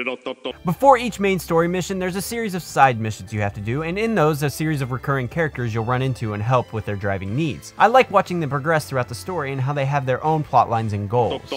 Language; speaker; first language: English; native; English